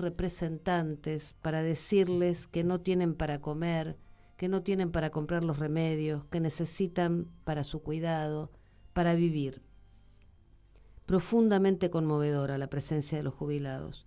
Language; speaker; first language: Spanish; native; Spanish